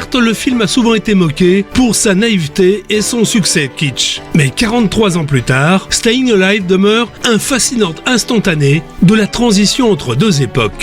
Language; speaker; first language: French; native; French